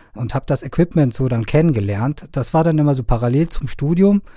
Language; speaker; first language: German; non-native, fluent; Persian